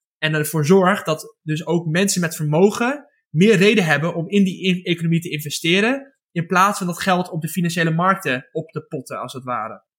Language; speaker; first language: Dutch; native; Dutch